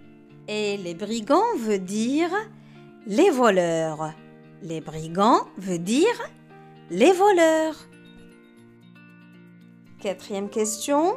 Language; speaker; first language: French; non-native, local second language; Arabic